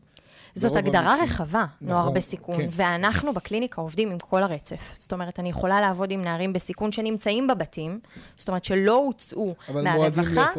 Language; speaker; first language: Hebrew; native; Hebrew